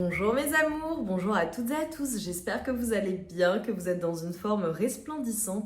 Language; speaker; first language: French; native; French